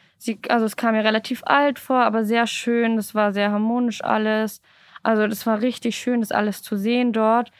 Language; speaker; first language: German; native; German